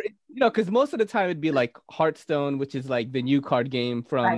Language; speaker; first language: English; native; English